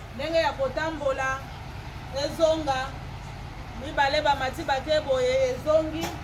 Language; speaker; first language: Lingala; native; Lingala